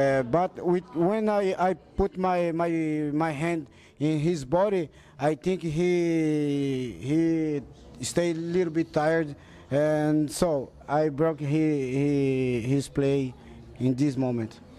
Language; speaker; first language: English; non-native, fluent; Portuguese